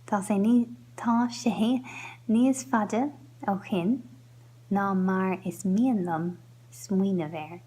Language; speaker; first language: Irish; non-native, local second language; English